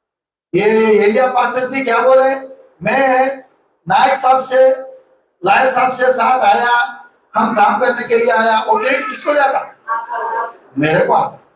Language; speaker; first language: Hindi; non-native, local second language; Telugu